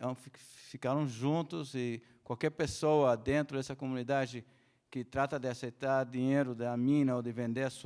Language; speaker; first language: Portuguese; non-native, fluent; Spanish